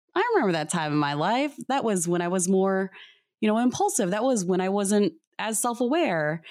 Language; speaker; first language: English; early bilingual, other home language; Filipino